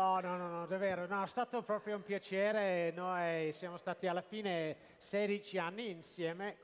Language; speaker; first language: Italian; non-native, fluent; Japanese